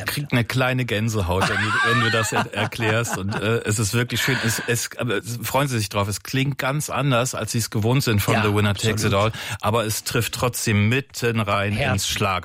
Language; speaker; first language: German; native; German